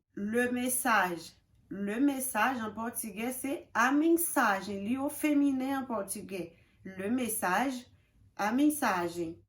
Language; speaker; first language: French; non-native, local second language; Haitian Creole